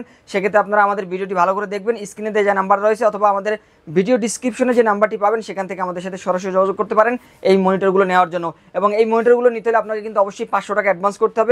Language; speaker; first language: Bangla; native; Bangla